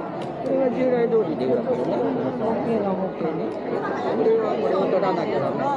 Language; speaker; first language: Japanese; native; Japanese